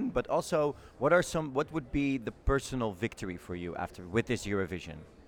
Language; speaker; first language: English; non-native, fluent; Dutch